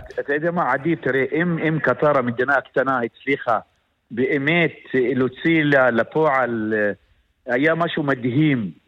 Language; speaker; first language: Hebrew; non-native, local second language; Arabic